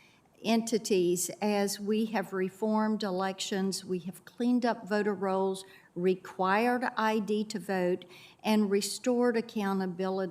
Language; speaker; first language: English; native; English